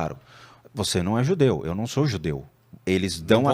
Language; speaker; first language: Portuguese; native; Portuguese